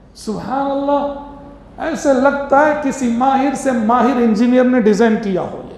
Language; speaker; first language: Urdu; native; Urdu